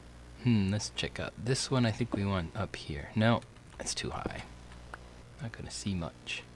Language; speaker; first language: English; native; English